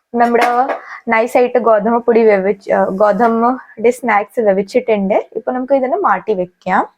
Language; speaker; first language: Malayalam; non-native, local second language; Hindi